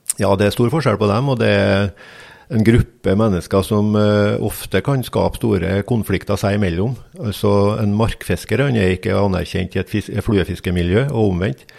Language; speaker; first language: Norwegian; native; Norwegian